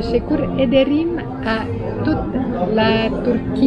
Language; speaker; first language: Turkish; non-native, learner; French